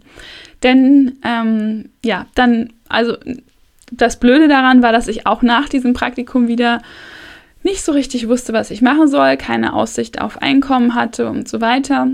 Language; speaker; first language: German; native; German